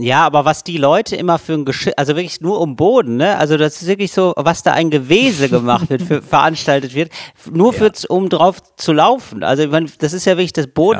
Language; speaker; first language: German; native; German